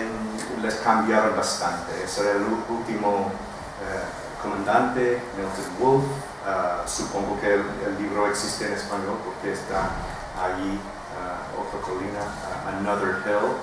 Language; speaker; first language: Spanish; non-native, fluent; English